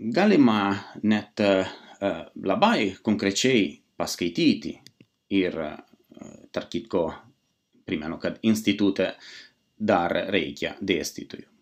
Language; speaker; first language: Lithuanian; non-native, fluent; Italian